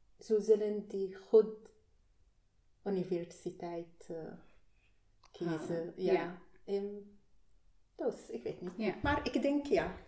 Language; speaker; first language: Dutch; non-native, learner; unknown